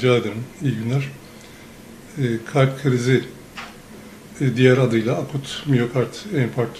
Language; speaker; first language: Turkish; native; Turkish